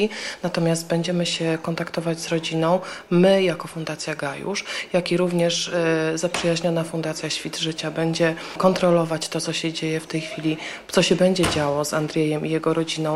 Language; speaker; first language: Polish; native; Polish